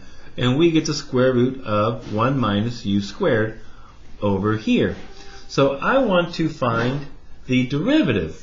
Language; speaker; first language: English; native; English